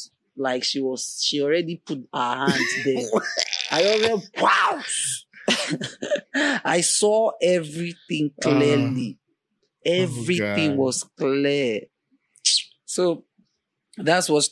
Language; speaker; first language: English; non-native, local second language; Yoruba